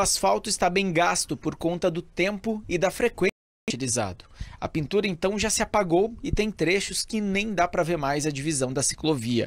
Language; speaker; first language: Portuguese; native; Portuguese